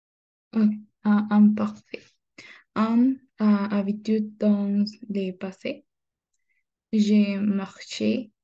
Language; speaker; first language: French; non-native, learner; Spanish